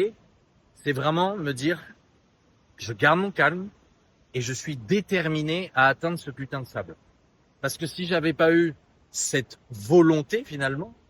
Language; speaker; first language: French; native; French